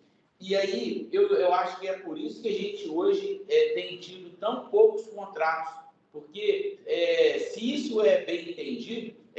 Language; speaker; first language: Portuguese; native; Portuguese